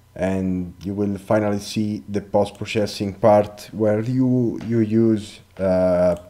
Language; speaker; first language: English; non-native, learner; Italian